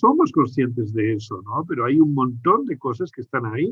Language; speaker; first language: Spanish; native; Spanish